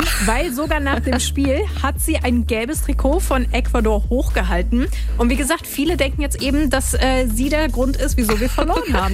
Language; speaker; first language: German; native; German